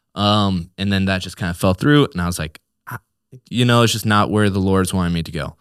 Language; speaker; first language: English; native; English